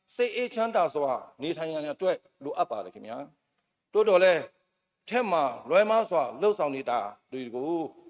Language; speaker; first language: Burmese; non-native, local second language; Shan